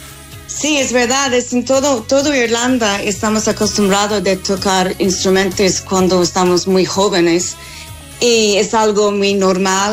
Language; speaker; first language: Spanish; non-native, learner; English